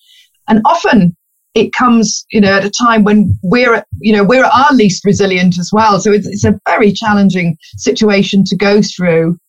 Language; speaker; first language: English; native; English